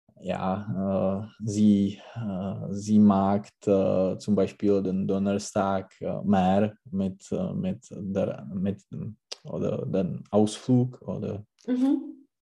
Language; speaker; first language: German; non-native, learner; Czech